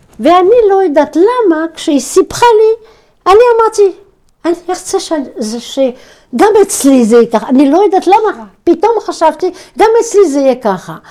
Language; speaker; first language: Hebrew; non-native, fluent; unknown